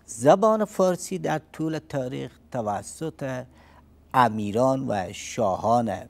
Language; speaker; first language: Persian; native; Persian